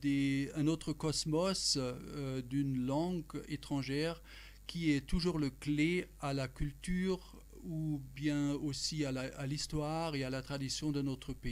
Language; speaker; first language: French; non-native, fluent; German